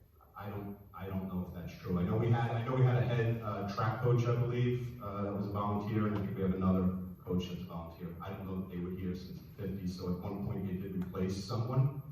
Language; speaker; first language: English; native; English